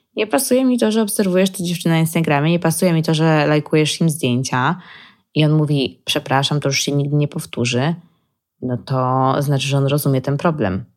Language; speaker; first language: Polish; early bilingual, heritage; Polish